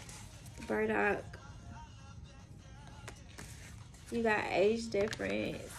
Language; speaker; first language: English; native; English